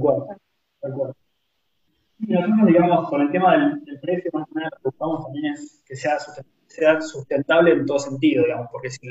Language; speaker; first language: Spanish; native; Spanish